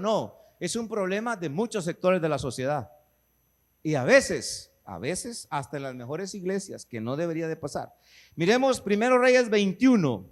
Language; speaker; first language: Spanish; native; Spanish